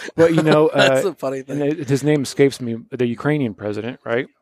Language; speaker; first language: English; early bilingual, other home language; Polish